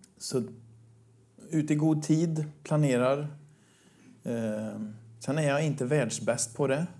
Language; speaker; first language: Swedish; native; Swedish